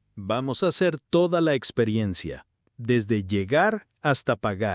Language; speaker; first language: Spanish; non-native, fluent; English